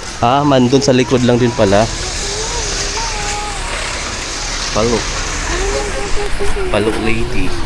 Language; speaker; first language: Filipino; non-native, local second language; Waray